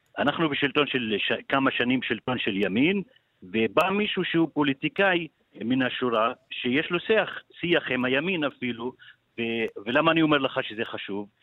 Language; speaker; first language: Hebrew; non-native, local second language; Arabic